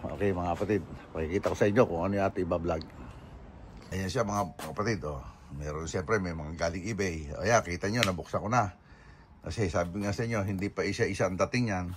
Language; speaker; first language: Filipino; native; Filipino